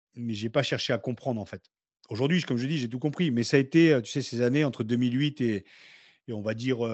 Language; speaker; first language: French; native; French